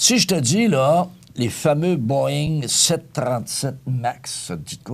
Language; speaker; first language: French; native; French